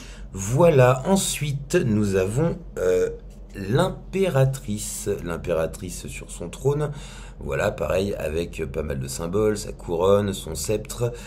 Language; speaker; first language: French; native; French